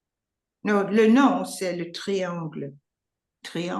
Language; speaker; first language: French; non-native, learner; English